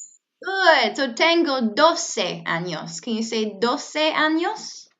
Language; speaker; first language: Spanish; non-native, learner; English